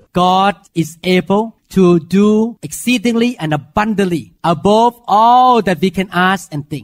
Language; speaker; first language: English; non-native, fluent; Thai